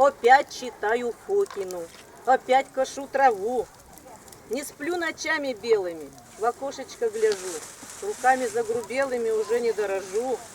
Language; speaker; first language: Russian; native; Russian